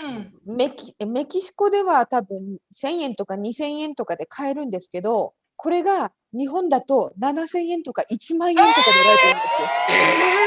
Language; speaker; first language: Japanese; native; Japanese